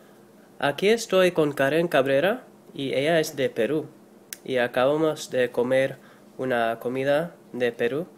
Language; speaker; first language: Spanish; non-native, learner; English